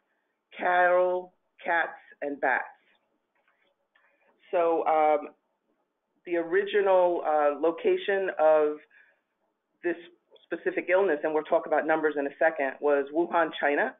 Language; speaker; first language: English; native; English